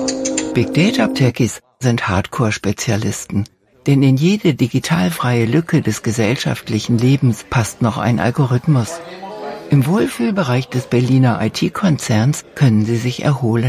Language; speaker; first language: German; native; German